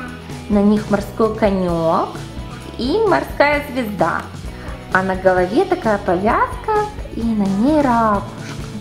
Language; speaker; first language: Russian; native; Russian